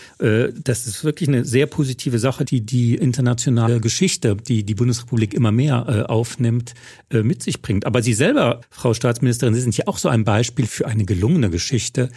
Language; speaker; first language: German; native; German